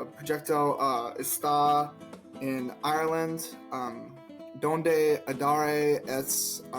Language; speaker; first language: Spanish; non-native, learner; English